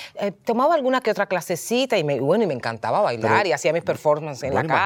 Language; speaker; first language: Spanish; native; Spanish